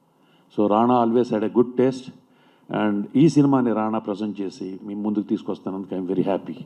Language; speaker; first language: Telugu; native; Telugu